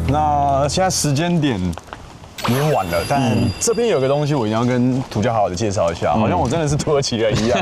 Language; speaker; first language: Chinese; native; Chinese